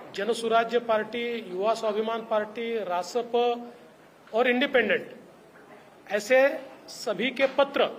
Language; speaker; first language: Hindi; non-native, local second language; Marathi